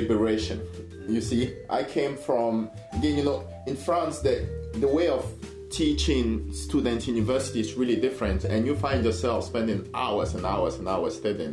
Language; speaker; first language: English; non-native, fluent; French